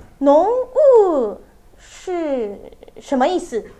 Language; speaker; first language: Chinese; non-native, learner; Japanese